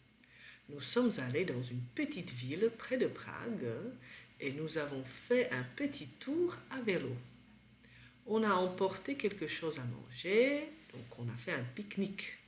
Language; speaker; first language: French; non-native, fluent; Czech